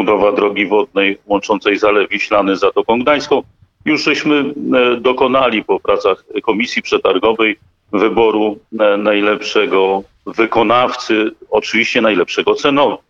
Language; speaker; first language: Polish; native; Polish